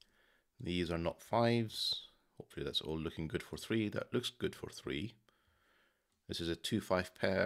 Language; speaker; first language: English; native; English